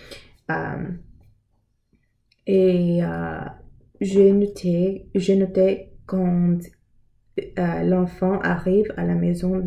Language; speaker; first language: French; non-native, learner; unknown